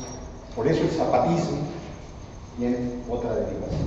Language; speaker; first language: Spanish; native; Spanish